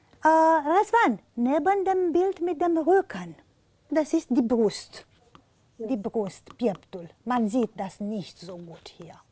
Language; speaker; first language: German; non-native, fluent; Romanian